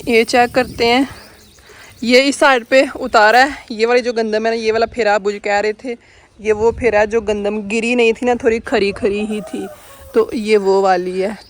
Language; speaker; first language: Urdu; non-native, local second language; Punjabi